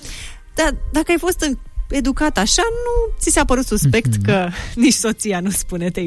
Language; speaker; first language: Romanian; native; Romanian